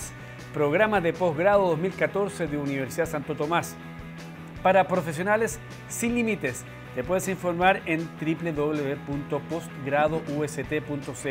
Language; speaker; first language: Spanish; native; Spanish